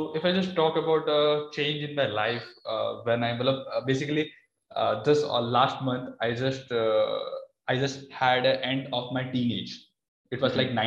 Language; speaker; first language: English; non-native, local second language; Odia